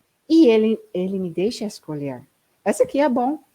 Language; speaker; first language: Portuguese; non-native, learner; English